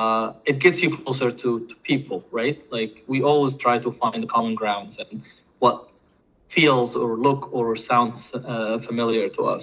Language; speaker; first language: English; non-native, fluent; Arabic